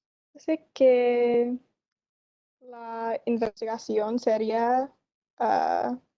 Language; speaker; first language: Spanish; non-native, learner; English